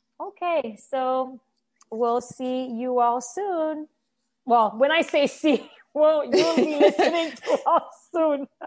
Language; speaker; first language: English; non-native, fluent; Haitian Creole